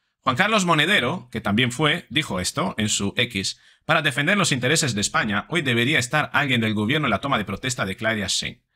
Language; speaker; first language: Spanish; non-native, fluent; Italian